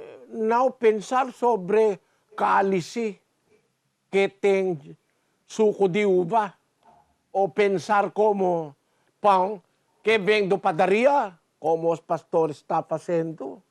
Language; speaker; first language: Portuguese; non-native, learner; Filipino